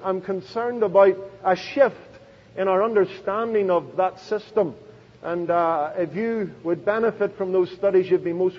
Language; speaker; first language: English; native; English